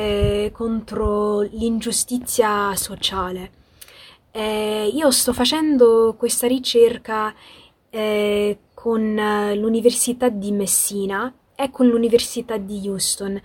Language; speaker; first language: Italian; non-native, fluent; English